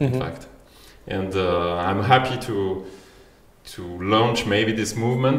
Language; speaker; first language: English; non-native, fluent; French